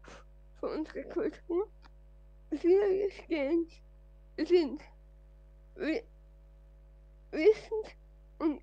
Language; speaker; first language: German; non-native, fluent; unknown